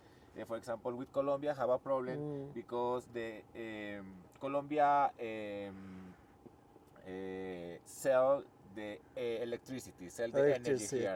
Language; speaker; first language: English; non-native, learner; Spanish